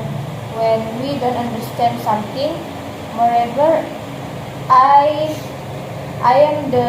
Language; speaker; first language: English; non-native, fluent; Indonesian